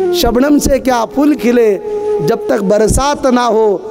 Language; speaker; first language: Hindi; non-native, local second language; Marathi